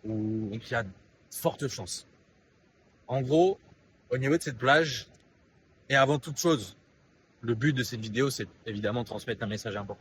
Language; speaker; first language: French; native; French